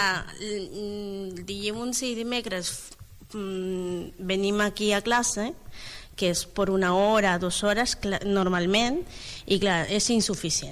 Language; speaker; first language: Catalan; non-native, learner; Spanish